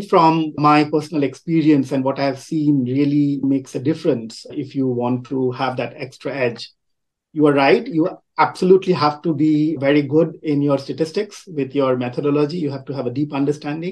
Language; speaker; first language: English; non-native, local second language; Bangla